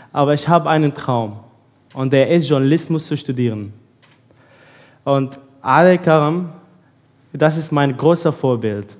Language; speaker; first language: German; non-native, learner; Arabic